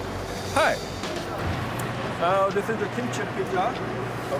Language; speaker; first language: English; non-native, learner; Korean